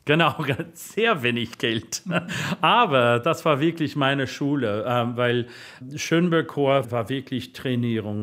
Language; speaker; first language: German; non-native, fluent; English